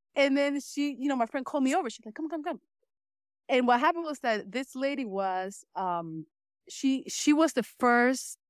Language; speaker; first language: English; early bilingual, other home language; Spanish